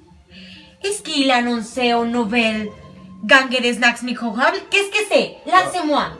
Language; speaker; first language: French; non-native, learner; Spanish